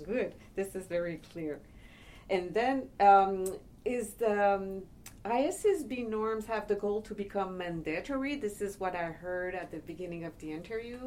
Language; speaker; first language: English; non-native, fluent; French